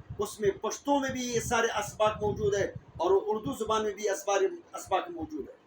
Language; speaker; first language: Urdu; non-native, local second language; Pashto